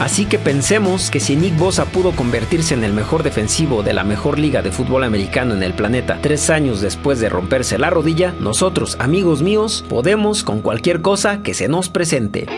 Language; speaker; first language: Spanish; native; Spanish